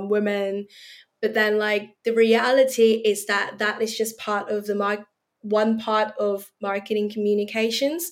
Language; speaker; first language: English; non-native, local second language; Cantonese